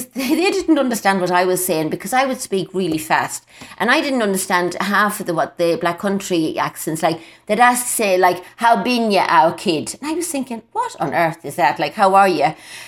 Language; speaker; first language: English; native; English